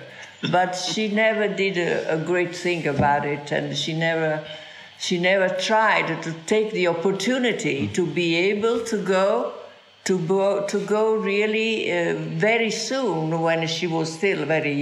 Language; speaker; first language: English; non-native, fluent; Italian